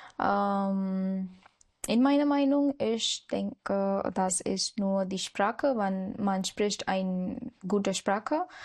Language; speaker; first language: German; non-native, learner; Marathi